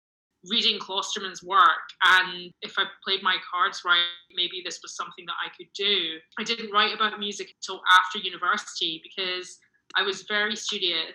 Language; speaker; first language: English; native; English